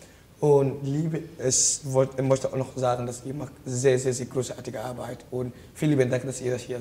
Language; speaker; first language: German; non-native, learner; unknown